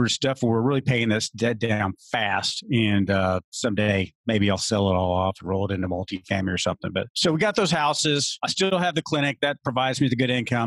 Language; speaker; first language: English; native; English